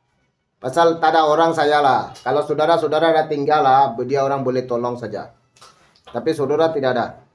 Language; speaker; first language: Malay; non-native, learner; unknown